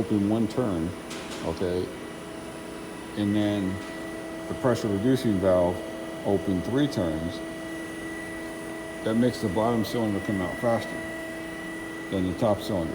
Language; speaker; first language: English; native; English